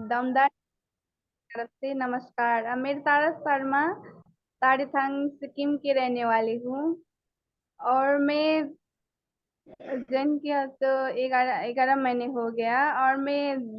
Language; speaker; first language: Hindi; non-native, local second language; Nepali